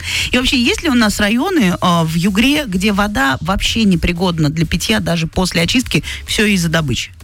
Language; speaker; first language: Russian; native; Russian